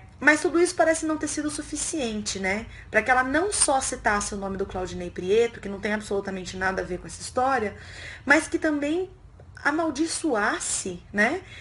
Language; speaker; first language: Portuguese; native; Portuguese